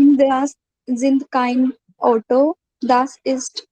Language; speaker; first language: German; non-native, learner; Hindi